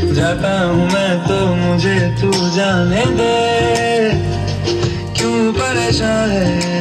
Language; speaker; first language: Hindi; native; Hindi